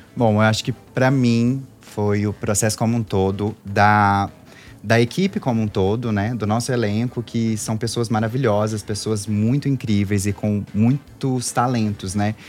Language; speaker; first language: Portuguese; native; Portuguese